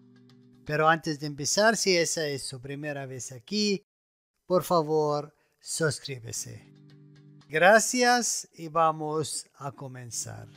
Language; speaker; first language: Spanish; non-native, fluent; Arabic